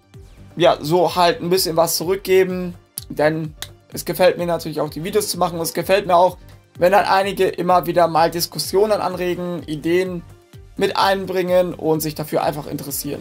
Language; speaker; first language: German; native; German